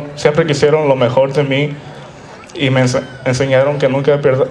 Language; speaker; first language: Spanish; early bilingual, heritage; Spanish